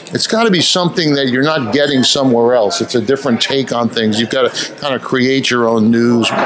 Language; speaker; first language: English; native; English